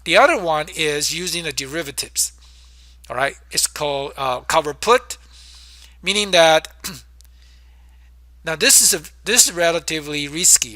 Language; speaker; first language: English; non-native, fluent; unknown